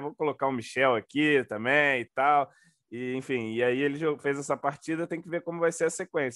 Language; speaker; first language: Portuguese; native; Portuguese